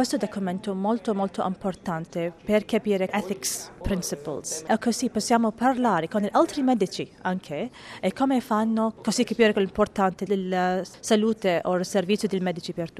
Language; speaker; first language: Italian; non-native, learner; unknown